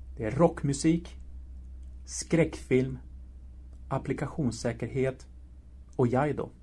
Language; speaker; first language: Swedish; early bilingual, other home language; Spanish